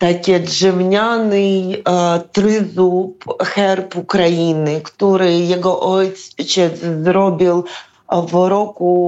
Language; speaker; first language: Polish; non-native, fluent; Ukrainian